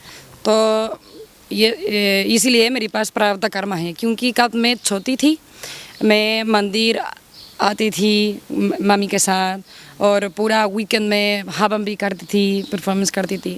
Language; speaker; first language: Hindi; non-native, learner; Spanish